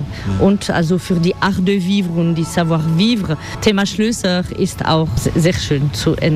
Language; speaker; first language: German; non-native, fluent; French